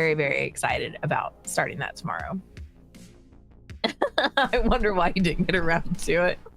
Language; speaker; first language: English; native; English